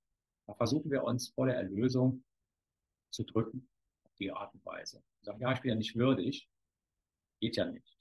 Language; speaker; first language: German; native; German